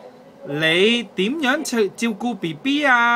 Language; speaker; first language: Cantonese; native; Cantonese